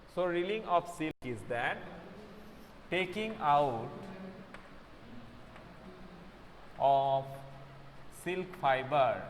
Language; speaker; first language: English; non-native, local second language; Bangla